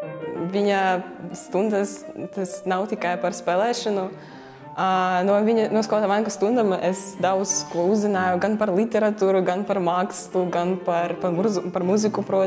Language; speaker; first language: Latvian; non-native, local second language; Russian